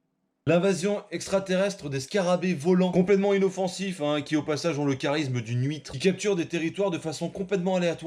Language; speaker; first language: French; native; French